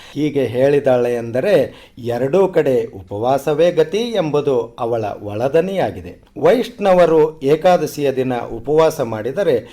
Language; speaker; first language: Kannada; native; Kannada